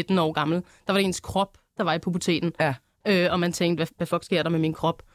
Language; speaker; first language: Danish; native; Danish